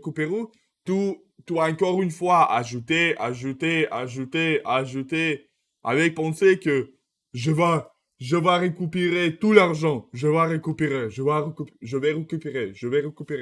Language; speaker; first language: French; non-native, learner; Russian